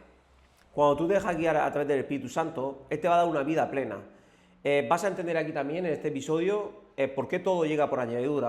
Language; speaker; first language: Spanish; native; Spanish